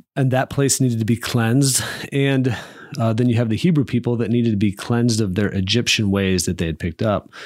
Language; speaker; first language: English; native; English